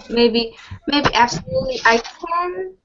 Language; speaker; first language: English; non-native, learner; Korean